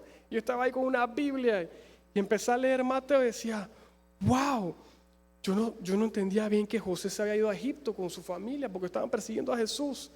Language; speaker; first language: Spanish; native; Spanish